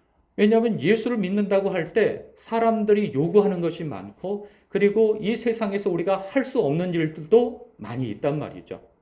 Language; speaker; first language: Korean; native; Korean